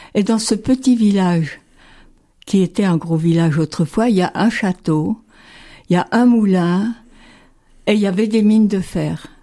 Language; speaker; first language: French; native; French